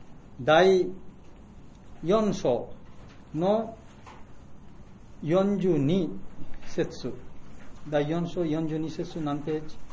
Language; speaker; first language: Japanese; non-native, fluent; Bangla